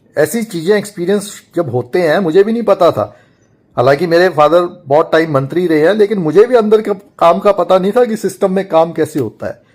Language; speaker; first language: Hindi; native; Hindi